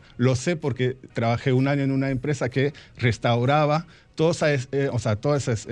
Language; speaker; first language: Spanish; early bilingual, heritage; Spanish